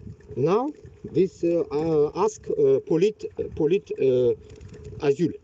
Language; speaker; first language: English; non-native, learner; Bashkir